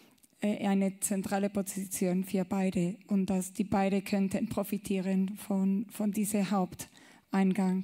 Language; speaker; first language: German; non-native, learner; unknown